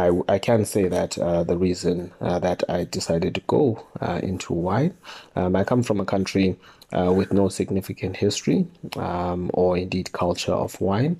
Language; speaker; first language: English; non-native, local second language; North Ndebele